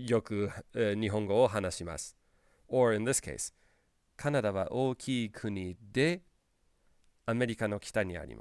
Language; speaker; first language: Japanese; non-native, fluent; English